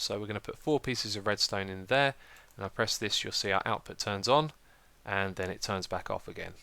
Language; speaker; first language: English; native; English